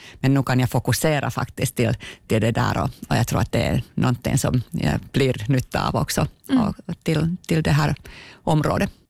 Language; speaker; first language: Swedish; non-native, local second language; Finnish